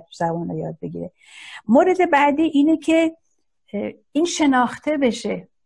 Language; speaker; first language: Persian; non-native, local second language; Azerbaijani